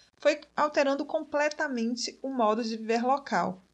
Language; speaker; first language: Portuguese; native; Portuguese